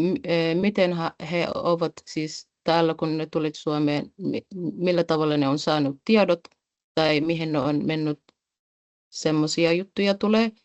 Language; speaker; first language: Finnish; non-native, fluent; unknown